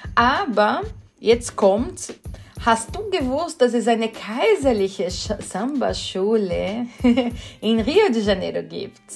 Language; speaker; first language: German; non-native, fluent; Portuguese